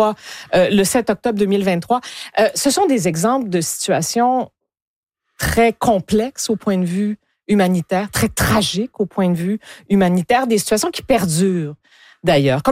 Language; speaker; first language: French; native; French